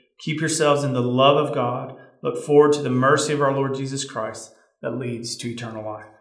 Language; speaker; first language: English; native; English